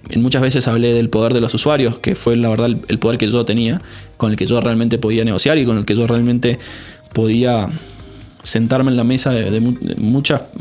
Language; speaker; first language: Spanish; native; Spanish